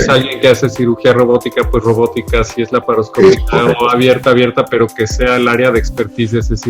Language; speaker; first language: Spanish; native; Spanish